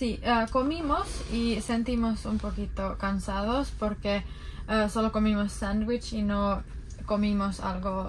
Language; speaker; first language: Spanish; non-native, learner; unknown